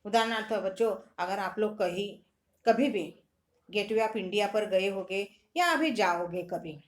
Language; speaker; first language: Hindi; non-native, local second language; Marathi